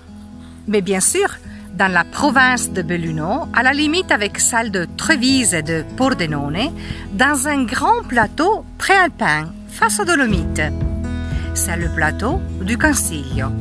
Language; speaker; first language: French; non-native, fluent; Italian